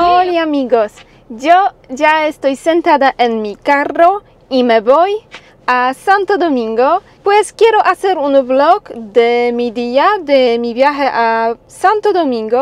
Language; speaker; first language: Spanish; non-native, fluent; Polish